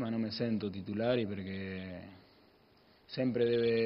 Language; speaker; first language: Italian; non-native, fluent; Spanish